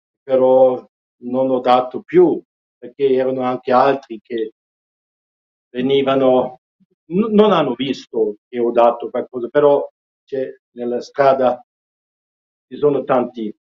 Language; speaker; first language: Italian; non-native, fluent; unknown